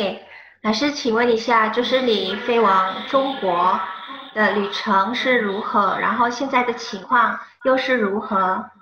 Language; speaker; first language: Chinese; non-native, fluent; Indonesian